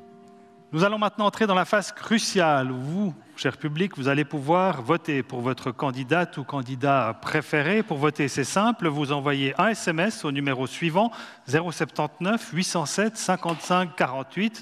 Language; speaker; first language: French; native; French